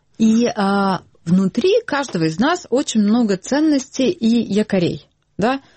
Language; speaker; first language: Russian; non-native, local second language; Ukrainian